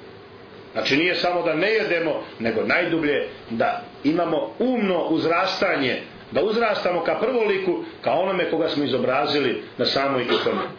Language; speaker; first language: Croatian; native; Croatian